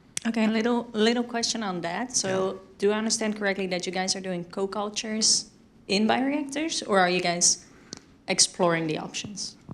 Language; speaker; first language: English; non-native, fluent; Dutch